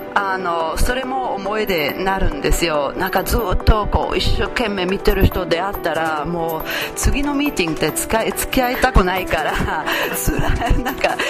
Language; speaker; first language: Japanese; non-native, fluent; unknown